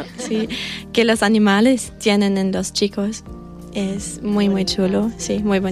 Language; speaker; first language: Spanish; non-native, fluent; German